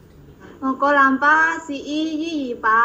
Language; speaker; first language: Cantonese; non-native, learner; Indonesian